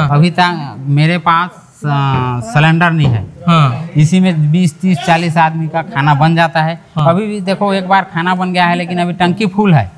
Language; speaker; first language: Hindi; native; Hindi